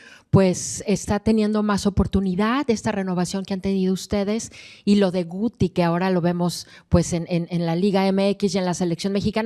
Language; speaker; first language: Spanish; native; Spanish